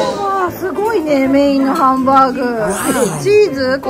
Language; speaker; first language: Japanese; native; Japanese